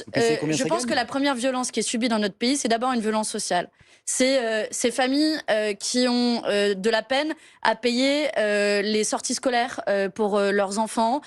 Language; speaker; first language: French; native; French